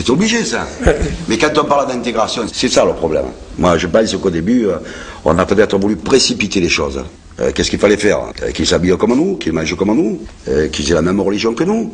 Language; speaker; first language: French; native; French